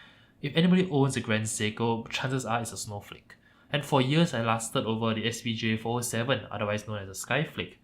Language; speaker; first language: English; native; English